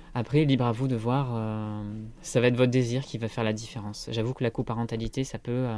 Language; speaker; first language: French; native; French